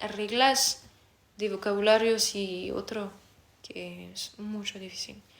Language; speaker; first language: Spanish; non-native, learner; French